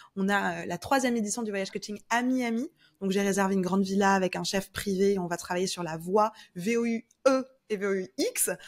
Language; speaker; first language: French; native; French